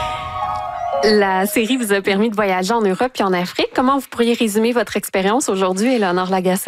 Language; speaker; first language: French; native; French